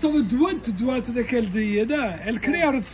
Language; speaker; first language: Portuguese; early bilingual, heritage; Portuguese